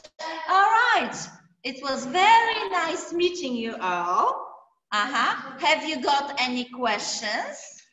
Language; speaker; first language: English; non-native, fluent; Polish